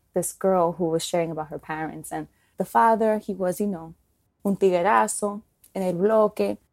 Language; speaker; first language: English; native; English